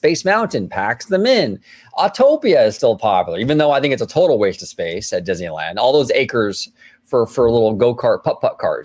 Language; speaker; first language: English; native; English